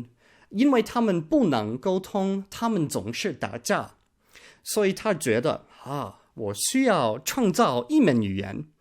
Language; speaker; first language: Chinese; non-native, learner; English